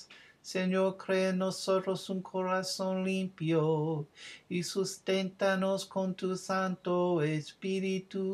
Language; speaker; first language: Spanish; non-native, fluent; English